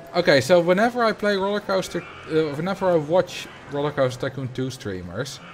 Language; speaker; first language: English; non-native, fluent; Dutch